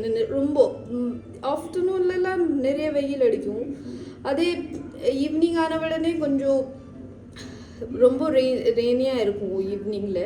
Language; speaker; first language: Tamil; early bilingual, heritage; Tamil